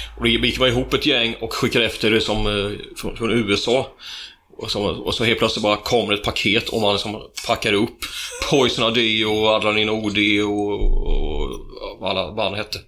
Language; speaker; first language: Swedish; native; Swedish